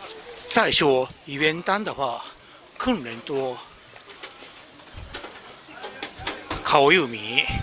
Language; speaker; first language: Chinese; non-native, learner; Japanese